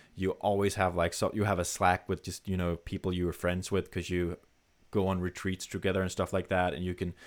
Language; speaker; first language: English; non-native, fluent; Danish